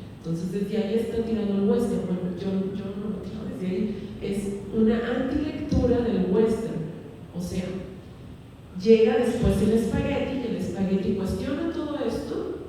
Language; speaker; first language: Spanish; native; Spanish